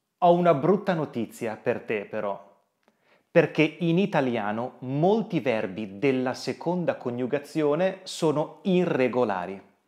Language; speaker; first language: Italian; native; Italian